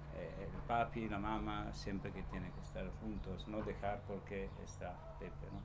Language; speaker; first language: Spanish; non-native, learner; Italian